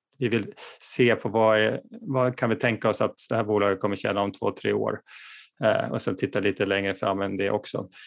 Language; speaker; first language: Swedish; native; Swedish